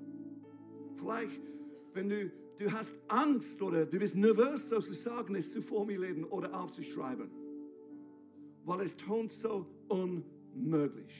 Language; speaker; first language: German; non-native, fluent; English